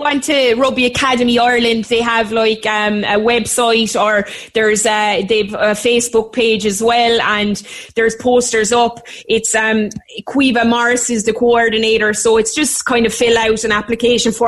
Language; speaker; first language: English; native; English